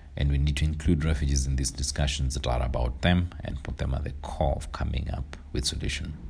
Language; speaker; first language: English; non-native, local second language; Kinyarwanda